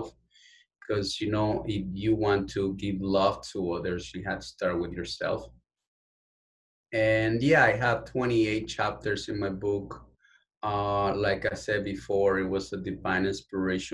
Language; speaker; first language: English; non-native, fluent; Spanish